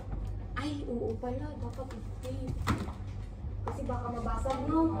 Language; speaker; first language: Filipino; native; Filipino